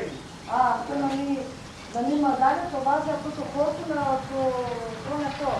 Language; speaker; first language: Greek; non-native, learner; Bulgarian